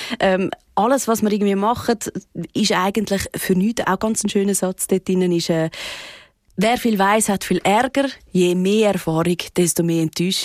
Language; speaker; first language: German; native; German